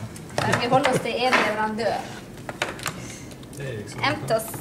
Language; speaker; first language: Norwegian; native; Norwegian